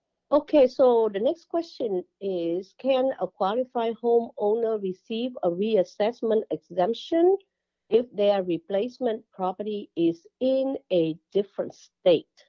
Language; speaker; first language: English; non-native, fluent; Vietnamese